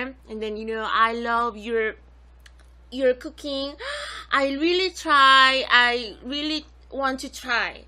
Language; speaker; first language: English; non-native, local second language; Korean